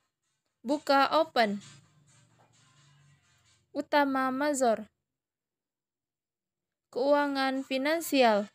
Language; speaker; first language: Indonesian; native; Indonesian